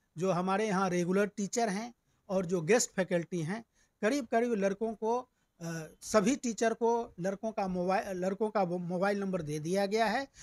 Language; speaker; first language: Hindi; native; Hindi